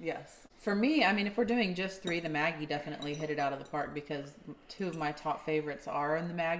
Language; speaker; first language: English; native; English